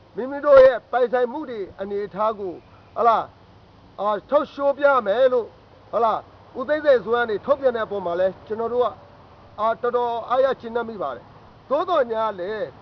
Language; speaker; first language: Burmese; native; Burmese